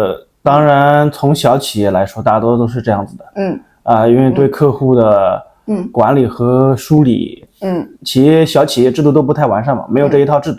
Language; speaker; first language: Chinese; native; Chinese